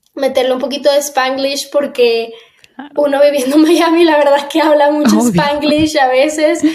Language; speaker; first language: Spanish; native; Spanish